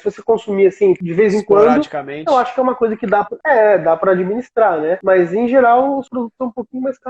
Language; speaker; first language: Portuguese; native; Portuguese